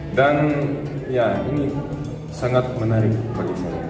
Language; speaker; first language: Malay; non-native, fluent; Russian